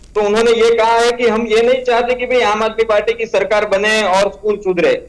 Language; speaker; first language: Hindi; non-native, local second language; Gujarati